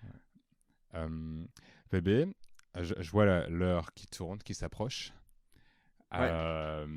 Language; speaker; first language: French; native; French